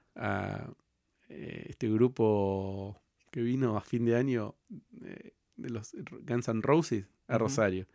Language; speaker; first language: Spanish; native; Spanish